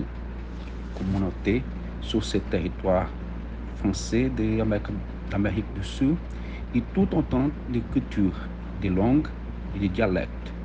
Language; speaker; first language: French; non-native, learner; Portuguese